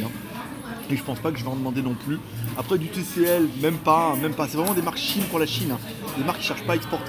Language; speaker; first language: French; native; French